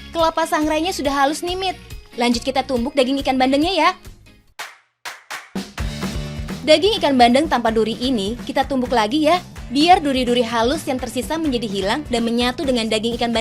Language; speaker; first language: Indonesian; native; Indonesian